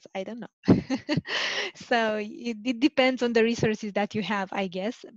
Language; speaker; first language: English; non-native, fluent; Romanian